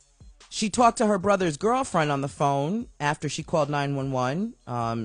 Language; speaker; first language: English; native; English